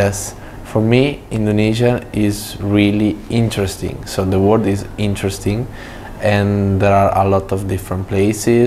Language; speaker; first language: English; non-native, fluent; Italian